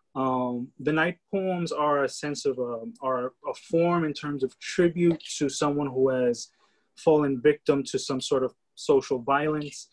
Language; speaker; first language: English; native; English